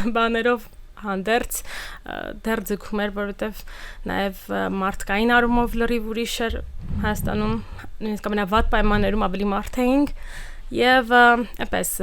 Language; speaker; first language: Armenian; early bilingual, heritage; Armenian